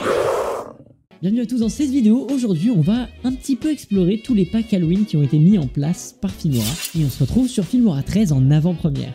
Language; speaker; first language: French; native; French